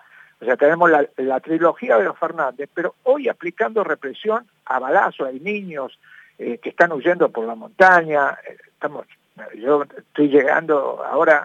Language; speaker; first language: Spanish; native; Spanish